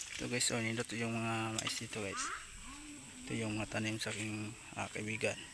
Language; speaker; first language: Filipino; non-native, local second language; Cebuano